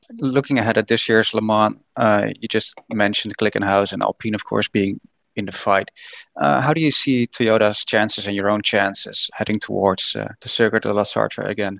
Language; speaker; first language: English; non-native, fluent; Dutch